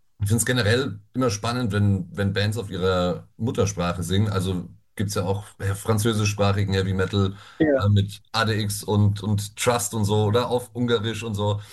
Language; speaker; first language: German; native; German